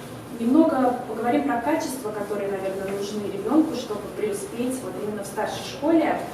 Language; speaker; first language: Russian; native; Russian